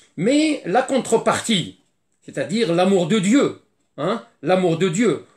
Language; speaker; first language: French; non-native, fluent; Arabic